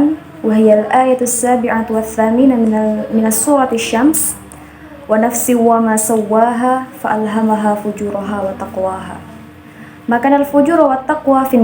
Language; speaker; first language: Arabic; non-native, learner; Indonesian